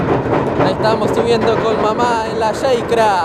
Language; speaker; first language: Spanish; native; Spanish